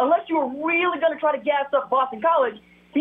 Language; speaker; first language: English; native; English